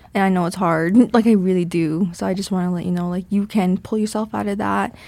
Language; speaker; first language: English; native; English